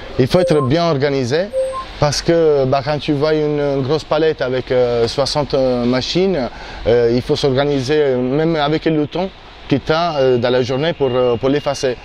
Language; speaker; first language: French; non-native, fluent; Italian